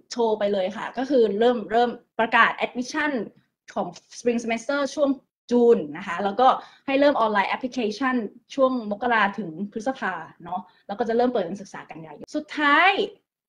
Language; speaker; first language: Thai; native; Thai